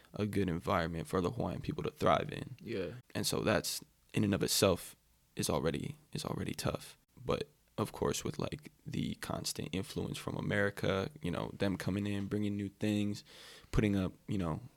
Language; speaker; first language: English; native; English